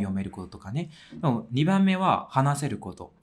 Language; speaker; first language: Japanese; non-native, fluent; Burmese